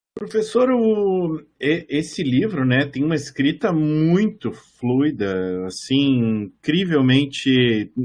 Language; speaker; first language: Portuguese; native; Portuguese